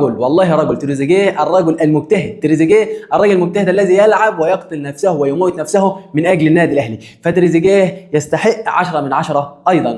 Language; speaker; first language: Arabic; native; Arabic